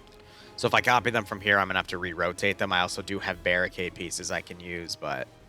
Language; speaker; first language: English; native; English